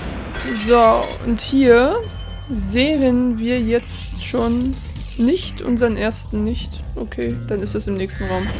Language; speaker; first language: German; native; German